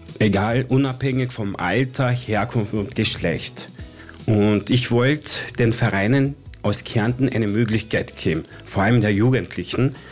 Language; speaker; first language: German; early bilingual, other home language; Turkish